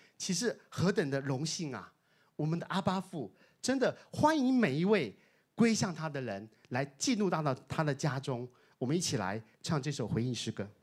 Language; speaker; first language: Chinese; native; Chinese